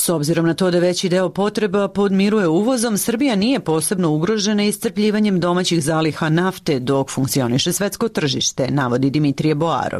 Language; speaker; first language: Serbian; native; Serbian